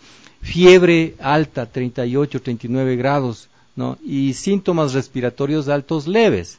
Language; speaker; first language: Spanish; native; Spanish